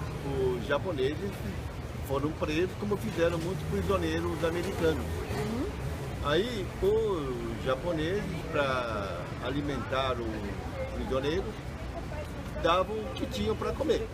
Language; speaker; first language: Portuguese; early bilingual, other home language; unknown